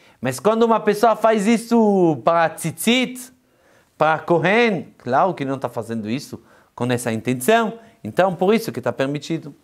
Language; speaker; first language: Portuguese; non-native, fluent; Hebrew